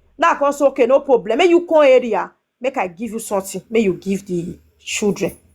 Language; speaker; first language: Nigerian Pidgin; native; Nigerian Pidgin